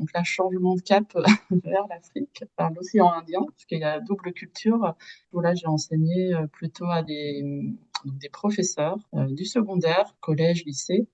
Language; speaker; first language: French; native; French